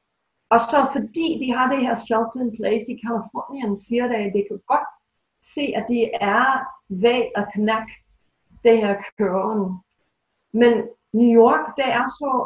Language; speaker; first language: Danish; non-native, fluent; English